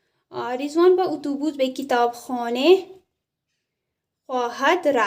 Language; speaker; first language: Persian; non-native, fluent; Urdu